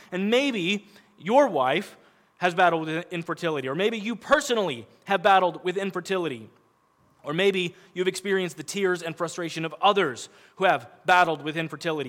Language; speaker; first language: English; native; English